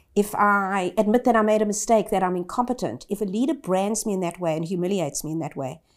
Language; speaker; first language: English; native; English